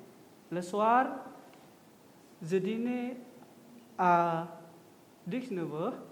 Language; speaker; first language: French; non-native, learner; Indonesian